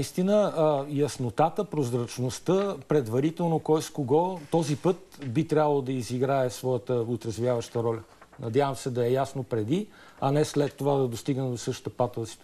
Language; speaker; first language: Bulgarian; native; Bulgarian